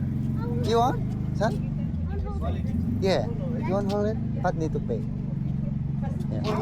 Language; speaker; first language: English; non-native, learner; Indonesian